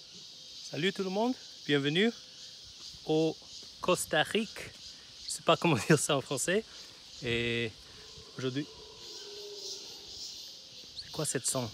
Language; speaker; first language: French; non-native, learner; Chinese